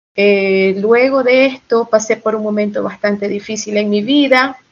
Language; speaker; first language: Spanish; early bilingual, heritage; Spanish